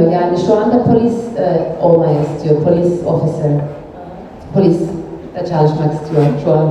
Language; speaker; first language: Turkish; early bilingual, heritage; Turkish